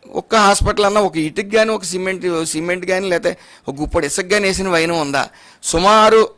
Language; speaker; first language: Telugu; native; Telugu